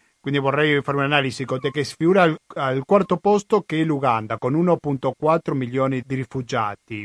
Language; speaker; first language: Italian; non-native, fluent; Spanish